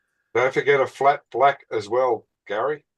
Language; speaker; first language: English; native; English